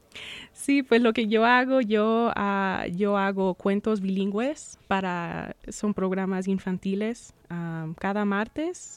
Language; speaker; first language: Spanish; early bilingual, heritage; Spanish